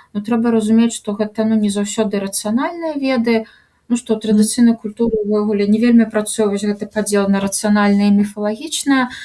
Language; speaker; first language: Belarusian; native; Belarusian